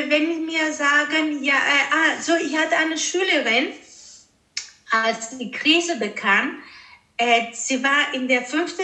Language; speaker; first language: German; early bilingual, heritage; Greek